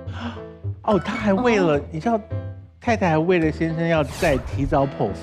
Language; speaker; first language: Chinese; native; Chinese